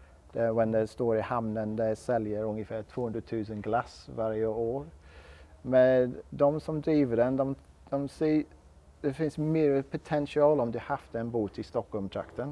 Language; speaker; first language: Swedish; non-native, learner; English